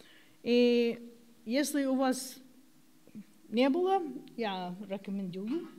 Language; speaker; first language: Russian; non-native, learner; English